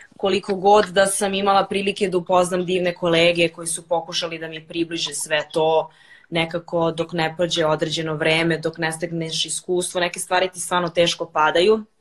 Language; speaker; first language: Serbian; early bilingual, heritage; Serbian